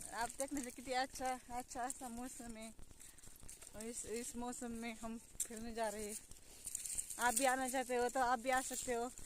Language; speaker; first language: Hindi; non-native, local second language; Marathi